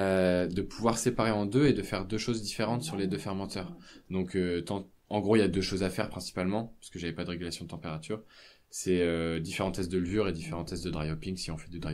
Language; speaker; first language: French; native; French